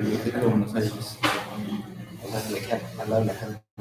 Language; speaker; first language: Spanish; native; Spanish